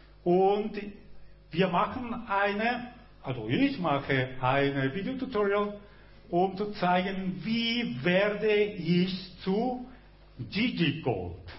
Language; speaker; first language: German; non-native, fluent; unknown